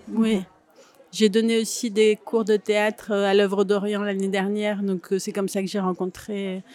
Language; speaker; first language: French; native; French